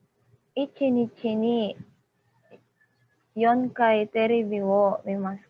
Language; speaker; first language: Japanese; non-native, learner; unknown